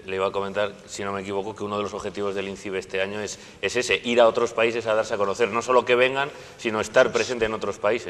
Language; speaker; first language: Spanish; native; Spanish